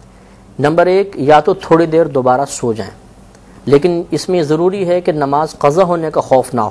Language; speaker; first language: Urdu; native; Urdu